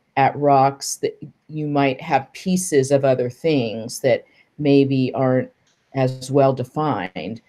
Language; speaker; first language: English; native; English